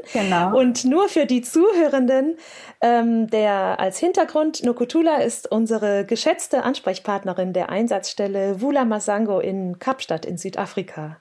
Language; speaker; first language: German; native; German